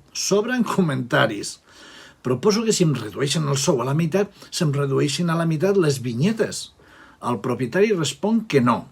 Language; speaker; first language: Catalan; non-native, local second language; Spanish